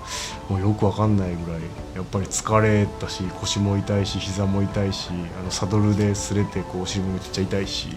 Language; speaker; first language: Japanese; native; Japanese